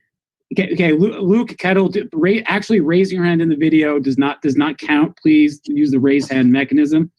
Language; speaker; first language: English; native; English